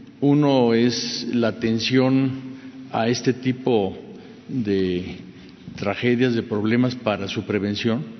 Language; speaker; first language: Spanish; native; Spanish